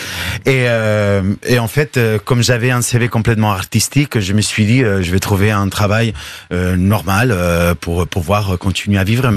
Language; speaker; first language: French; non-native, fluent; Spanish